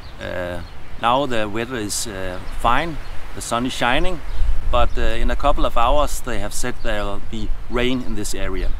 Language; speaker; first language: English; non-native, fluent; Danish